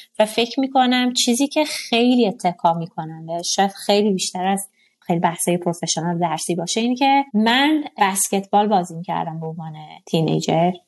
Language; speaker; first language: Persian; non-native, local second language; Azerbaijani